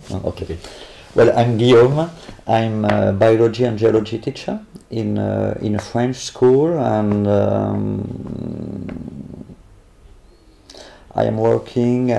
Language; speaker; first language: English; non-native, learner; French